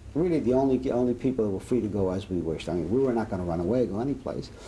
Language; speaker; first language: English; early bilingual, other home language; Serbian